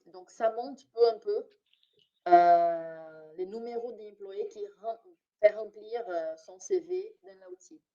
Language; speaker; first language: French; non-native, fluent; Portuguese